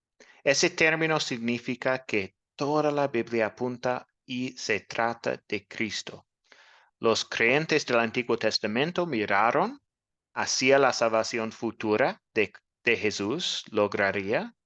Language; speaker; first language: Spanish; non-native, fluent; English